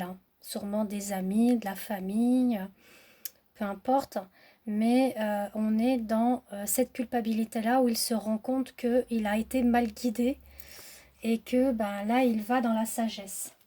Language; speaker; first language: French; native; French